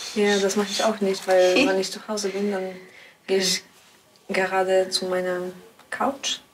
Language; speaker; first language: German; non-native, learner; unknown